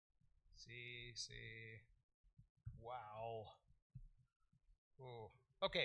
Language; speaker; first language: Spanish; non-native, learner; English